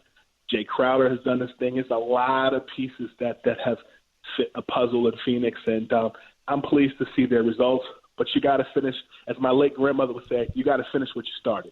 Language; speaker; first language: English; native; English